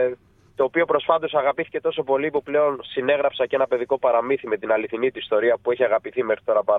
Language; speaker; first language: Greek; native; Greek